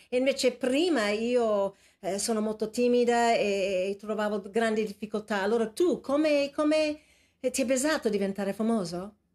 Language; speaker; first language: Italian; non-native, fluent; English